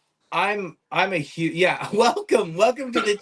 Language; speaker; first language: English; native; English